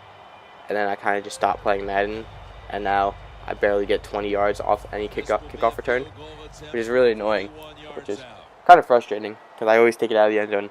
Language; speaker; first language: English; native; English